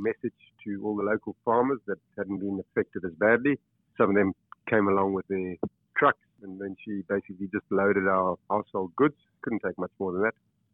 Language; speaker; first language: English; native; English